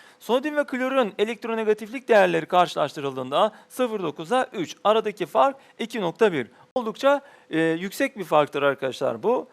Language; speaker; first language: Turkish; native; Turkish